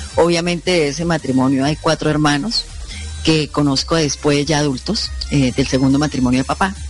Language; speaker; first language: Spanish; native; Spanish